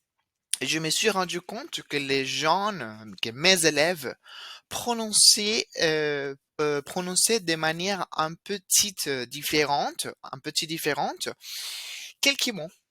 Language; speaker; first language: French; non-native, fluent; Spanish